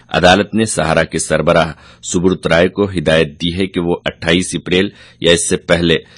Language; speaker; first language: Urdu; native; Urdu